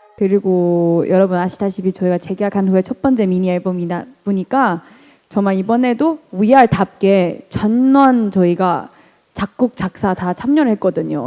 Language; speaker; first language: Korean; non-native, fluent; Chinese